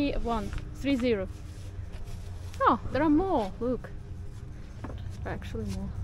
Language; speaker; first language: English; non-native, fluent; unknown